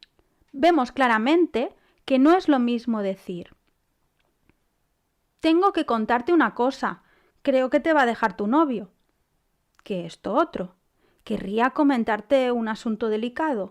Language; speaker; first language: Spanish; native; Spanish